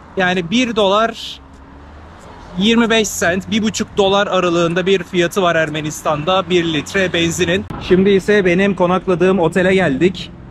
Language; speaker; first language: Turkish; native; Turkish